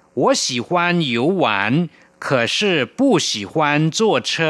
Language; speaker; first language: Chinese; non-native, fluent; Thai